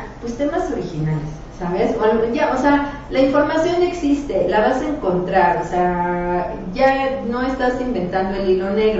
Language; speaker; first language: Spanish; native; Spanish